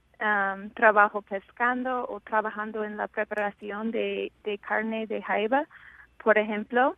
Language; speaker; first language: Spanish; non-native, fluent; English